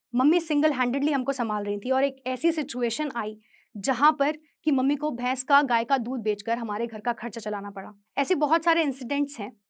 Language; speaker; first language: Hindi; native; Hindi